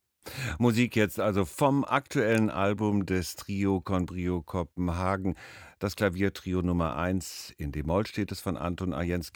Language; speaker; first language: German; native; German